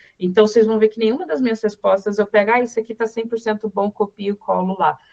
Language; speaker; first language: Portuguese; native; Portuguese